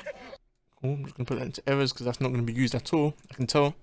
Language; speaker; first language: English; native; English